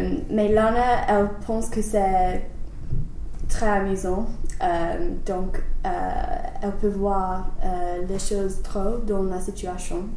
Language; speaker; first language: French; non-native, learner; English